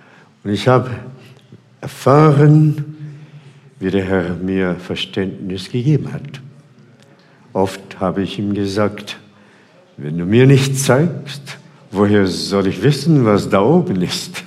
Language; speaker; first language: German; non-native, fluent; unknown